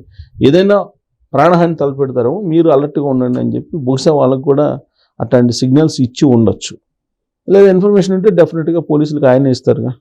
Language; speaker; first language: Telugu; native; Telugu